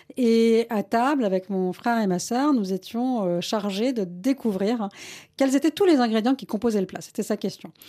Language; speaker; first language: French; early bilingual, other home language; Malayalam